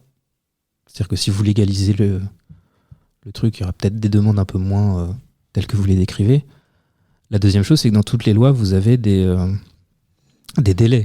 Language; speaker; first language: French; native; French